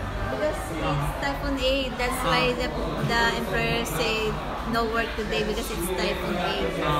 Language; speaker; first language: English; non-native, local second language; Filipino